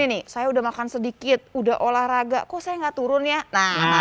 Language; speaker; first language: Indonesian; native; Indonesian